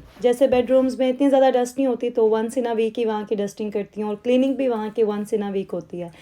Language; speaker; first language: Urdu; native; Urdu